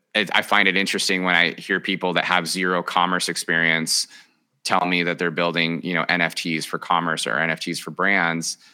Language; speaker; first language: English; early bilingual, other home language; Spanish